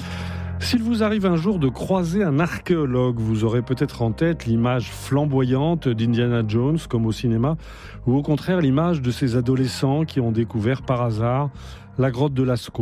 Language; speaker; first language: French; native; French